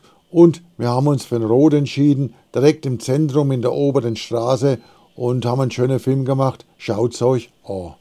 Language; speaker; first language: German; native; German